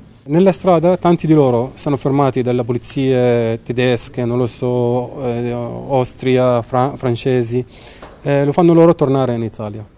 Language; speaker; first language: Italian; non-native, learner; Arabic